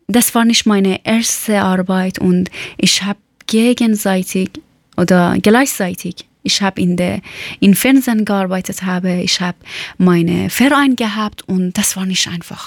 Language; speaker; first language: German; non-native, learner; Persian